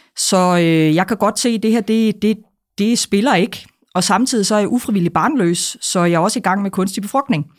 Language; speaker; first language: Danish; native; Danish